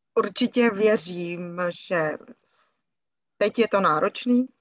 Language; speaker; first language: Czech; native; Czech